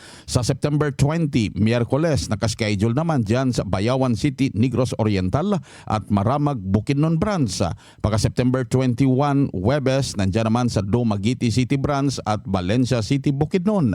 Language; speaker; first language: Filipino; native; Filipino